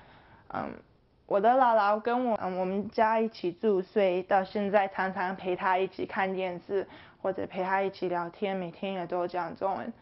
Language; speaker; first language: Chinese; early bilingual, heritage; Chinese